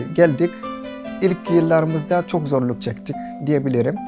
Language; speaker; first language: Turkish; non-native, fluent; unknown